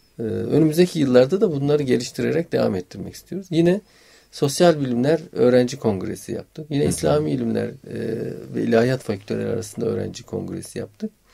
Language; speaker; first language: Turkish; native; Turkish